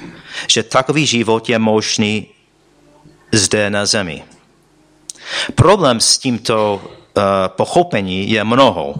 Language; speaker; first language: Czech; non-native, fluent; English